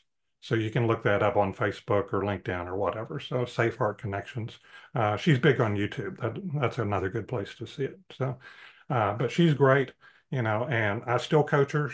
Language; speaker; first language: English; native; English